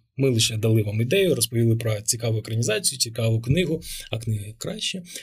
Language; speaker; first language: Ukrainian; native; Ukrainian